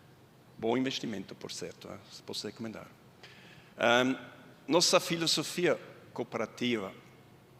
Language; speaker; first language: Portuguese; non-native, fluent; Swiss German